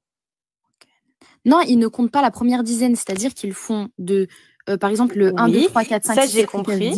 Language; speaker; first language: French; native; French